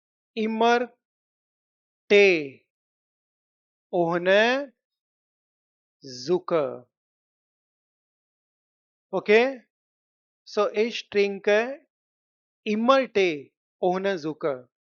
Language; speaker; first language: German; non-native, fluent; Hindi